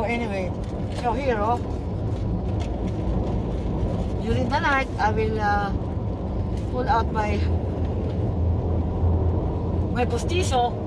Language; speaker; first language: English; non-native, learner; Filipino